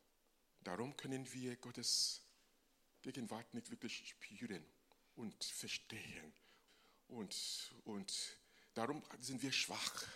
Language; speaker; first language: German; non-native, fluent; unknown